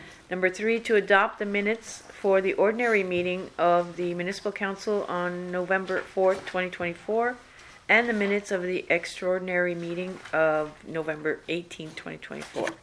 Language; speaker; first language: English; native; English